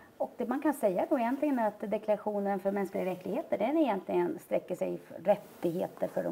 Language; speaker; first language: Swedish; native; Swedish